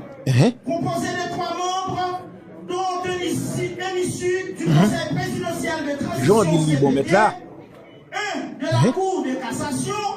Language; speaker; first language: French; non-native, local second language; Haitian Creole